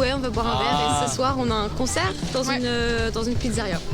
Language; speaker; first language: French; native; French